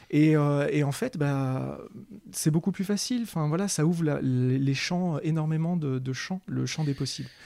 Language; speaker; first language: French; native; French